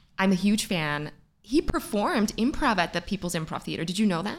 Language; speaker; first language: English; native; English